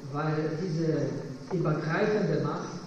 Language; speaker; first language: German; non-native, fluent; Polish